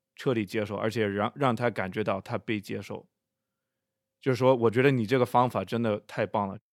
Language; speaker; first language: Chinese; non-native, fluent; English